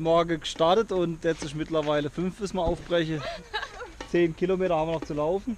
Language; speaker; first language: German; native; German